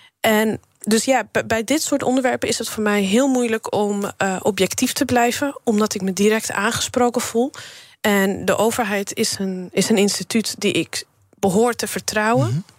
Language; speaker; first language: Dutch; early bilingual, other home language; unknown